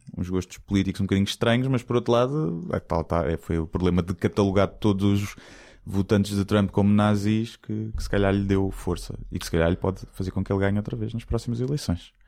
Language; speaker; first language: Portuguese; native; Portuguese